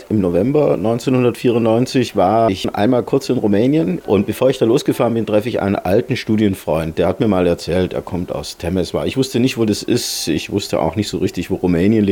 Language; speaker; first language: German; native; German